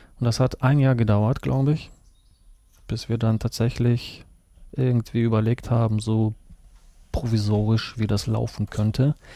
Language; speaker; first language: German; early bilingual, other home language; Russian